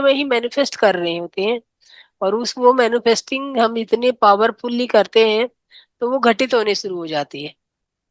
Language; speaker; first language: Hindi; native; Hindi